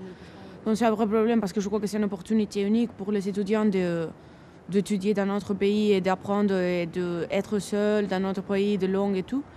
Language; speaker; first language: French; non-native, learner; Spanish